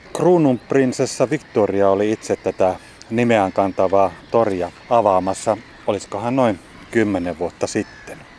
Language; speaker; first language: Finnish; native; Finnish